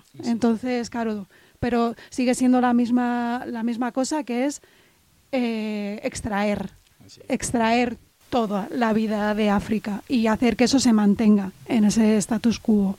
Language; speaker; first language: Spanish; native; Spanish